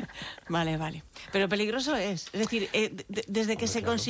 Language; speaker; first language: Spanish; native; Spanish